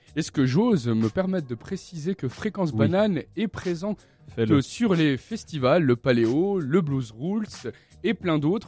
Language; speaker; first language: French; native; French